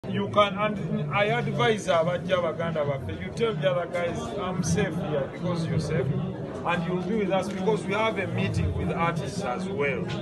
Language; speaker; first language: English; non-native, local second language; Ganda